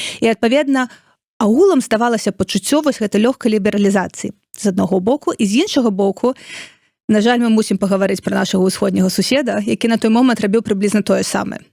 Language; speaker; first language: Belarusian; non-native, local second language; Russian